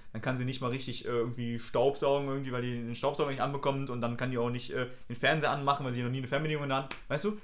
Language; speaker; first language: German; native; German